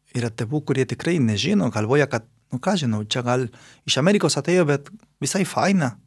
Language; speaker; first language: Lithuanian; non-native, fluent; Spanish